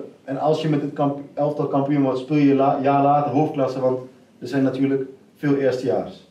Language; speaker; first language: Dutch; native; Dutch